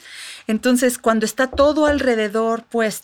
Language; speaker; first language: Spanish; native; Spanish